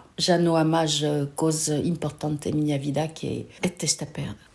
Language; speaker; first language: Portuguese; early bilingual, heritage; Portuguese